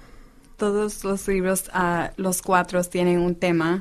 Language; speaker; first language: Spanish; non-native, fluent; English